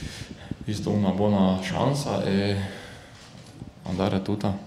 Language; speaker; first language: Italian; non-native, learner; Slovenian